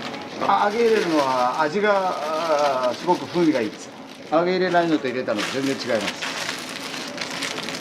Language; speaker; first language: Japanese; native; Japanese